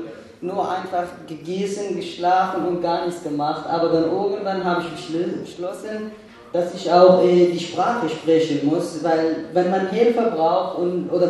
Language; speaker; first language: German; non-native, fluent; Kurdish